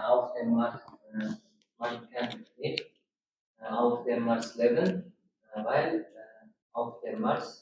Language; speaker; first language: German; non-native, learner; Uzbek